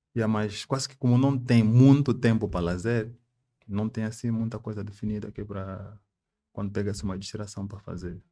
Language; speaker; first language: Portuguese; native; Portuguese